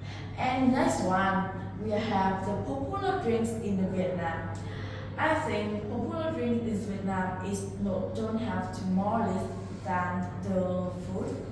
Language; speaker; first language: English; non-native, learner; Vietnamese